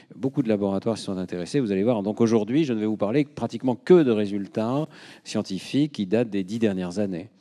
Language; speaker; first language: French; native; French